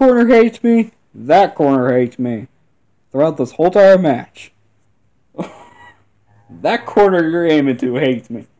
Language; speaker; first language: English; native; English